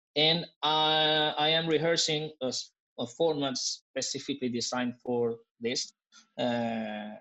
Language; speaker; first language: English; non-native, fluent; Spanish